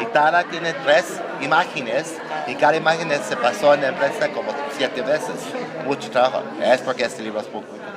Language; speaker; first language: Spanish; non-native, learner; English